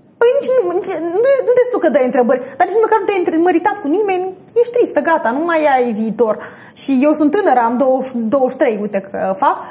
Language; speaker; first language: Romanian; native; Romanian